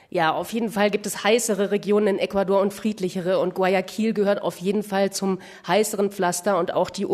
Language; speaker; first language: German; native; German